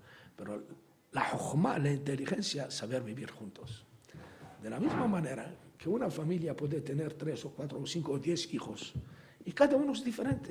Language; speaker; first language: Spanish; non-native, fluent; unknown